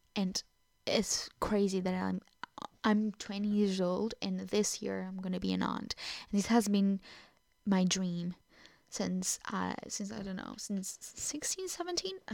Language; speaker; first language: English; non-native, fluent; Portuguese